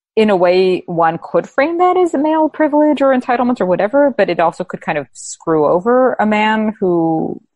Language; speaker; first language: English; native; English